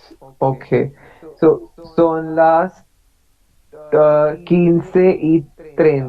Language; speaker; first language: Spanish; non-native, learner; English